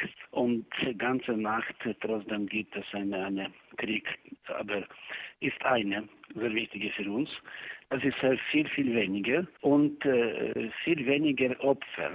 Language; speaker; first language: German; non-native, learner; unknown